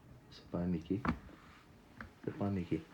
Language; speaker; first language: French; non-native, fluent; Dutch